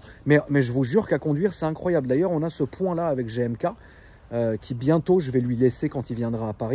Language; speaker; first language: French; native; French